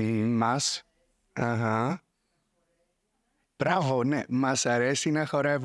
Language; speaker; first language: Greek; non-native, fluent; English